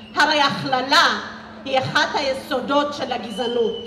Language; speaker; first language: Hebrew; early bilingual, other home language; Amharic